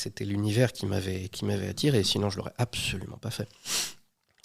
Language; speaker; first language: French; native; French